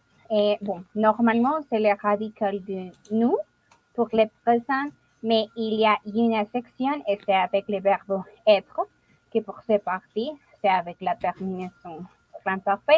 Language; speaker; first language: French; non-native, learner; Spanish